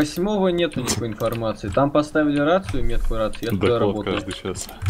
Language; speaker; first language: Russian; native; Russian